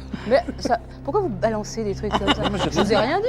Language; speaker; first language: French; native; French